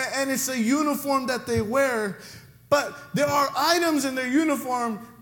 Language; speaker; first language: English; non-native, fluent; Spanish